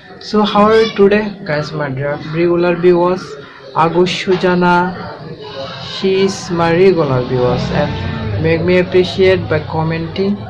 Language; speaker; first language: English; non-native, local second language; Bangla